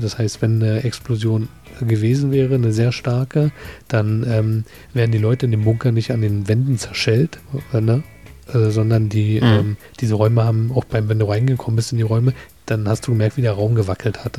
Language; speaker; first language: German; native; German